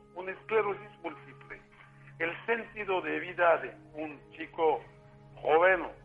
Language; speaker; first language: Spanish; non-native, fluent; French